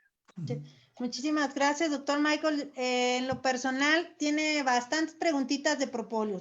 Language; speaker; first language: Spanish; native; Spanish